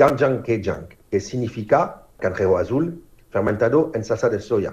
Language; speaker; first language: Spanish; non-native, fluent; French